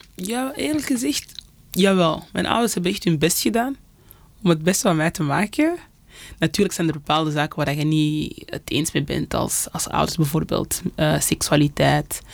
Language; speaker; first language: Dutch; early bilingual, other home language; Lingala